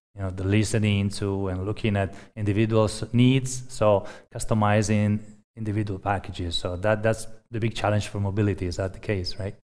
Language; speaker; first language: English; non-native, fluent; Italian